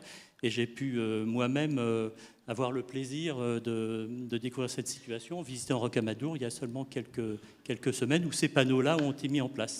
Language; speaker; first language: French; native; French